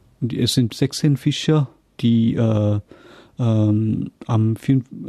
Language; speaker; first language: German; non-native, fluent; Tamil